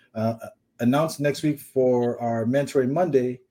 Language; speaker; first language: English; native; English